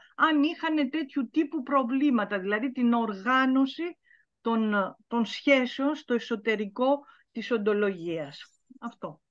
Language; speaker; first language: Greek; native; Greek